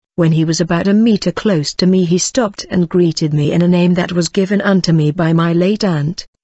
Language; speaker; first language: English; non-native, local second language; Zulu